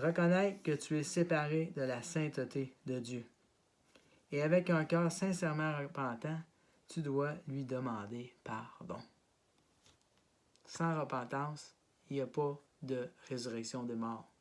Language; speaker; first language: French; native; French